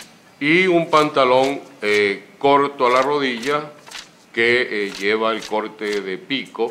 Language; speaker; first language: Spanish; native; Spanish